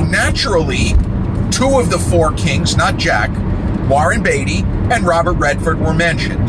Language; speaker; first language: English; native; English